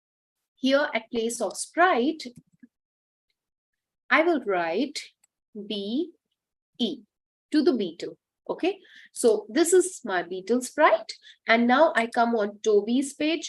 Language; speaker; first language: English; non-native, local second language; Hindi